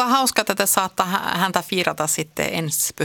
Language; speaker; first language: Finnish; early bilingual, heritage; Finnish